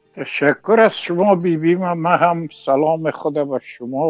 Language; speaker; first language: Persian; native; Persian